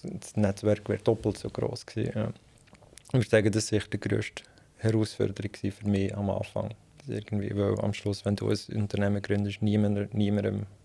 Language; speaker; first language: German; non-native, fluent; Dutch